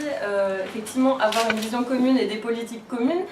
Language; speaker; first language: French; native; French